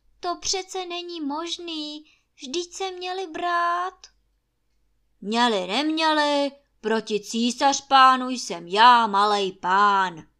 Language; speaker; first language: Czech; native; Czech